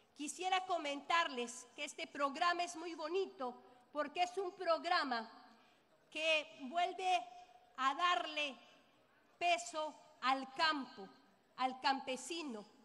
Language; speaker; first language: Spanish; native; Spanish